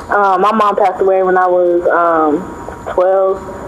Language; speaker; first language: English; native; English